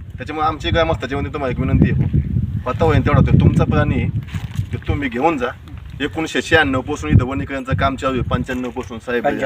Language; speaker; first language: Marathi; native; Marathi